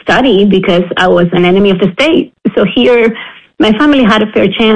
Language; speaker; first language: English; non-native, fluent; Spanish